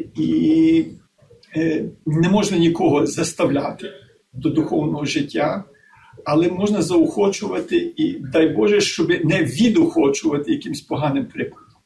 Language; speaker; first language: Ukrainian; early bilingual, heritage; Ukrainian